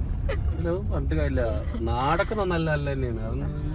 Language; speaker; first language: Malayalam; native; Malayalam